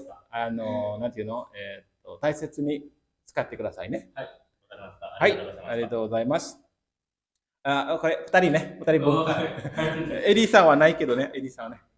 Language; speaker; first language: Japanese; non-native, fluent; Indonesian